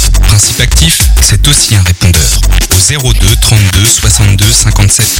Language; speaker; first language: French; native; French